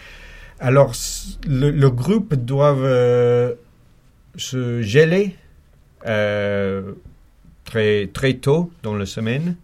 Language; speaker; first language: French; non-native, fluent; English